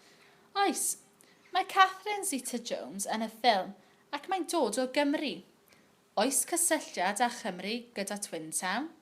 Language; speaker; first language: Welsh; non-native, local second language; English